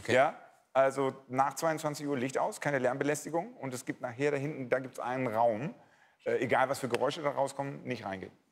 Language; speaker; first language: German; native; German